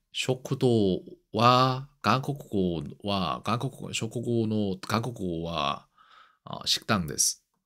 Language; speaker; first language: Japanese; non-native, learner; Korean